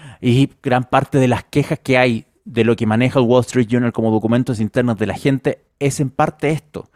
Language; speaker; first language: Spanish; native; Spanish